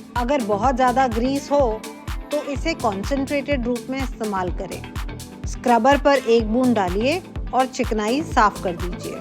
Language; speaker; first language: Hindi; non-native, local second language; Bangla